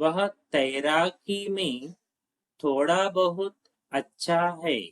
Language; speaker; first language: Hindi; non-native, local second language; Telugu